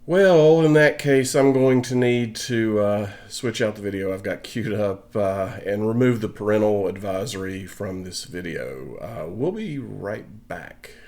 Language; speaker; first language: English; native; English